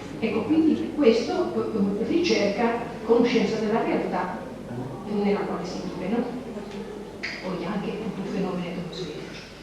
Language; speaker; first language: Italian; native; Italian